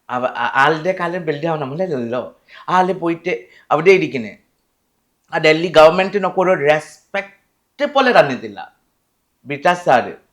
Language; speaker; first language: Malayalam; non-native, local second language; Assamese